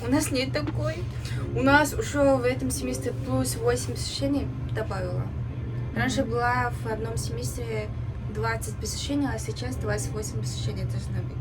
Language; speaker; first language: Russian; non-native, learner; Mongolian